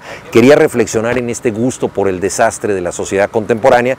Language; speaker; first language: Spanish; native; Spanish